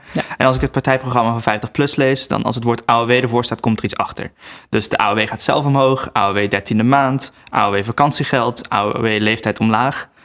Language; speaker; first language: Dutch; native; Dutch